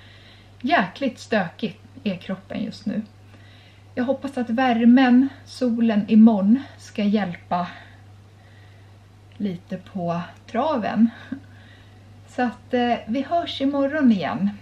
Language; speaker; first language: Swedish; native; Swedish